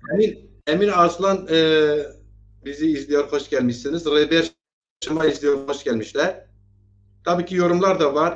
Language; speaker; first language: Turkish; native; Turkish